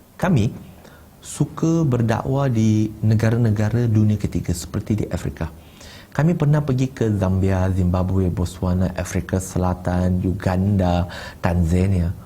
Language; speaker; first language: Malay; non-native, local second language; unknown